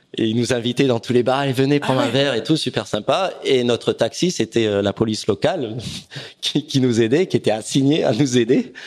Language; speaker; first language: French; native; French